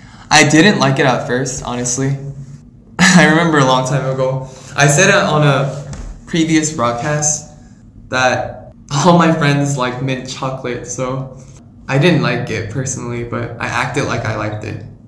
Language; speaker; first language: English; early bilingual, other home language; Korean